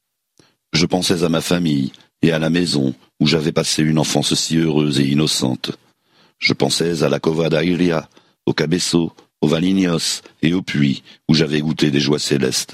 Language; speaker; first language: French; native; French